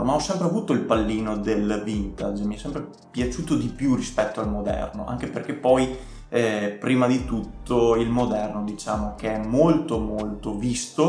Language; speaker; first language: Italian; native; Italian